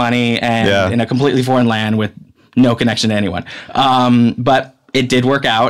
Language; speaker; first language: English; native; English